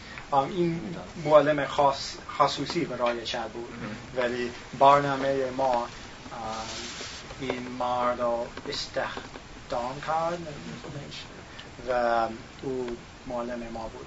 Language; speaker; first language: Tajik; non-native, learner; English